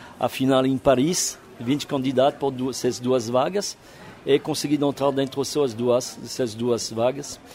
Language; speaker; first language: Portuguese; non-native, fluent; French